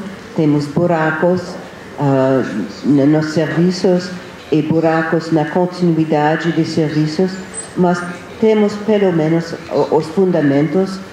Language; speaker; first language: Portuguese; non-native, fluent; English